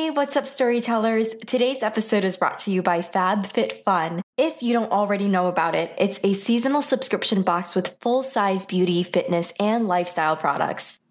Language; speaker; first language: English; native; English